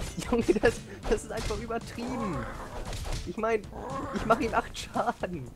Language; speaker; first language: German; native; German